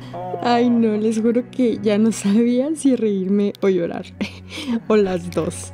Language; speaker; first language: Spanish; native; Spanish